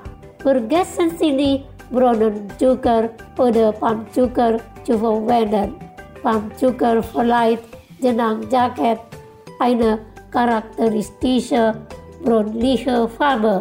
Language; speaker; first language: German; non-native, learner; Indonesian